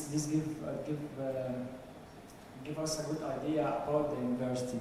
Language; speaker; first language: English; non-native, learner; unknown